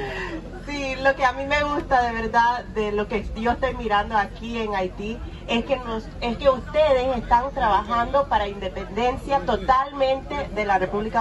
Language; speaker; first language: Spanish; non-native, learner; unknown